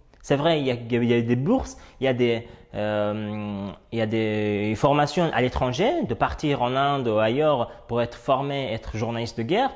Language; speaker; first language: French; non-native, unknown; Persian